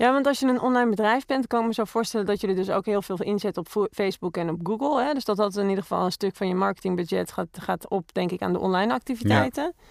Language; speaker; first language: Dutch; native; Dutch